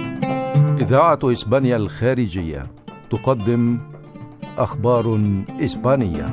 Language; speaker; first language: Arabic; native; Arabic